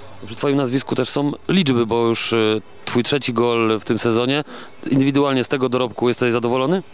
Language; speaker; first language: Polish; native; Polish